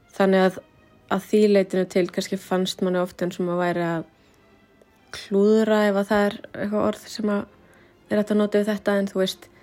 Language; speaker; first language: Icelandic; non-native, fluent; English